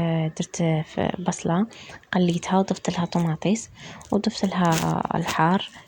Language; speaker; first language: Arabic; native; Arabic